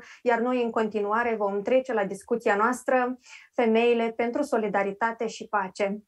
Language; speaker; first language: Romanian; native; Romanian